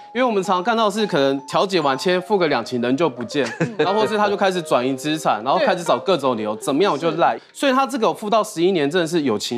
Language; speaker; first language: Chinese; native; Chinese